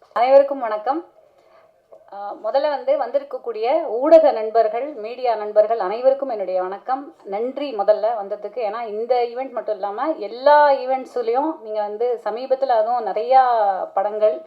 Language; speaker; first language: Tamil; native; Tamil